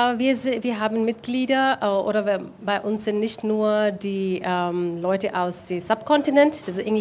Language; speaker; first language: German; non-native, fluent; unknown